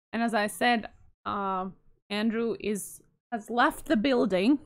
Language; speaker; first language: English; non-native, fluent; Latvian